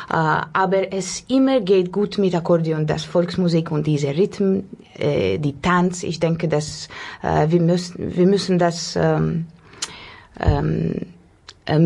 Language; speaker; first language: German; non-native, fluent; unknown